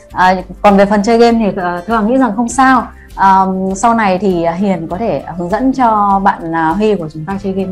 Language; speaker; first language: Vietnamese; native; Vietnamese